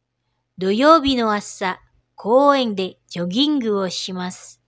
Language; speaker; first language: Japanese; non-native, fluent; Indonesian